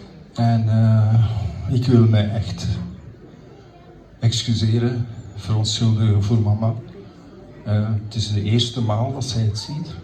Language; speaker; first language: Dutch; early bilingual, other home language; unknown